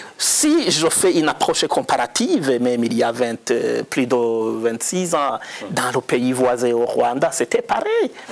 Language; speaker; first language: French; non-native, local second language; Rundi